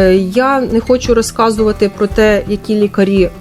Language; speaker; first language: Ukrainian; non-native, local second language; Russian